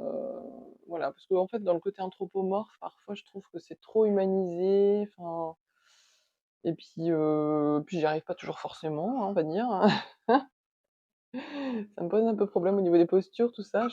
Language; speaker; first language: French; native; French